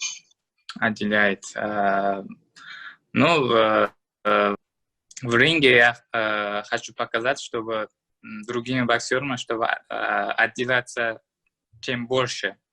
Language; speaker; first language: Russian; non-native, learner; Uzbek